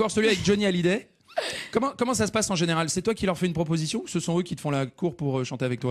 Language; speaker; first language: French; native; French